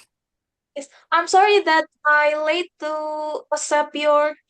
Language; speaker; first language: English; non-native, fluent; Indonesian